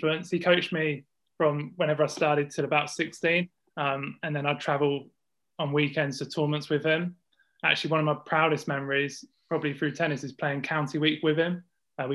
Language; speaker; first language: English; native; English